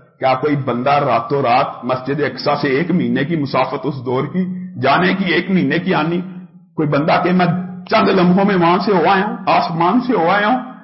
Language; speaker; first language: Urdu; native; Urdu